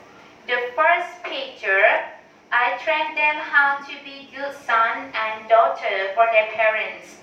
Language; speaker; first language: English; non-native, learner; Thai